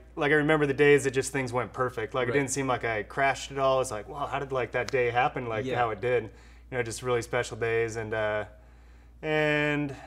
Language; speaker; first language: English; native; English